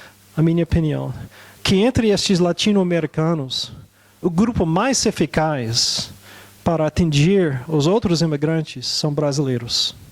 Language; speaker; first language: Portuguese; non-native, fluent; English